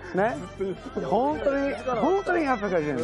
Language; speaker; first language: Japanese; non-native, learner; English